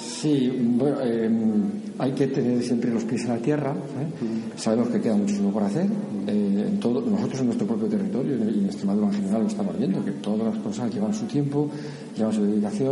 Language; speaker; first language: Spanish; native; Spanish